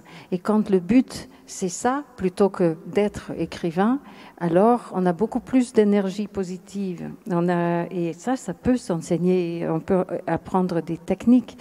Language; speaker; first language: French; non-native, fluent; English